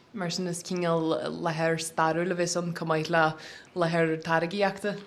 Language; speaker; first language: Irish; native; Irish